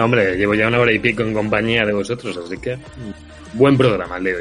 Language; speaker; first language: Spanish; native; Spanish